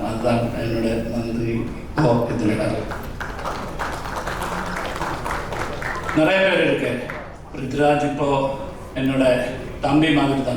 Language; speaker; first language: Tamil; non-native, learner; Malayalam